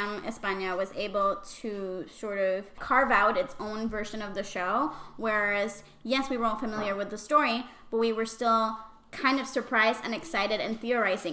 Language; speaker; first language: English; non-native, fluent; Spanish